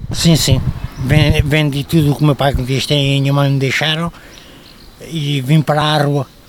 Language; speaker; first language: Portuguese; native; Portuguese